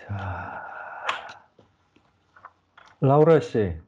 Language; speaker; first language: Korean; native; Korean